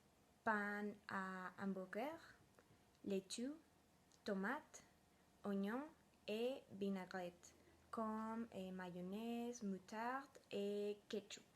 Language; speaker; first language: French; non-native, learner; Spanish